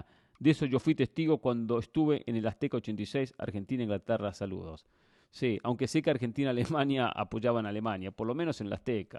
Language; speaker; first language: Spanish; native; Spanish